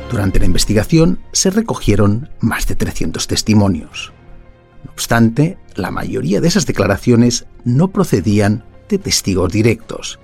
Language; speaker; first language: Spanish; native; Spanish